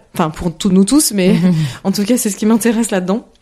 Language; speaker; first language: French; native; French